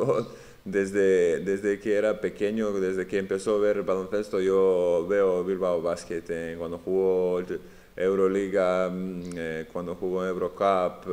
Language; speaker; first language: Spanish; non-native, fluent; Serbian